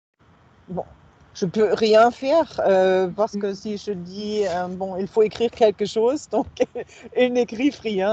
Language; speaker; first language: French; non-native, fluent; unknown